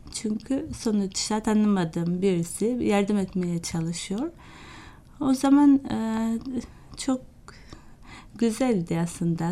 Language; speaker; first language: Turkish; non-native, fluent; Albanian